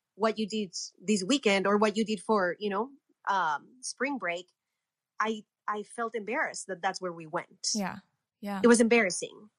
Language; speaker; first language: English; non-native, fluent; Spanish